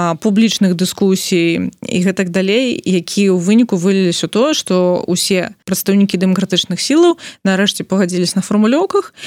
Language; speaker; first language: Belarusian; non-native, local second language; Russian